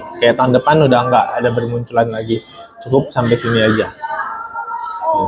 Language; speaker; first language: Indonesian; native; Indonesian